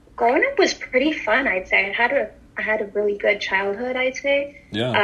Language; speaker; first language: English; native; English